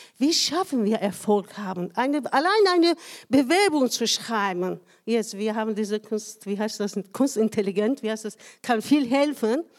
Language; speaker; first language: German; non-native, fluent; Persian